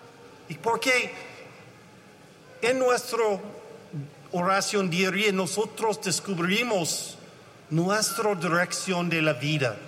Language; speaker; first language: Spanish; non-native, learner; English